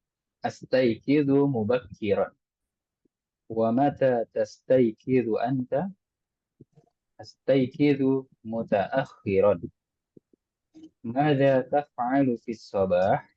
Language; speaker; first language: Arabic; non-native, fluent; Indonesian